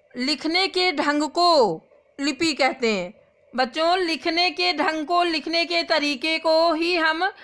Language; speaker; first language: Hindi; native; Hindi